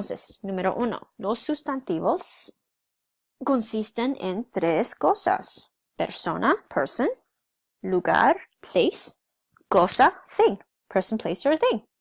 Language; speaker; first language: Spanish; non-native, fluent; English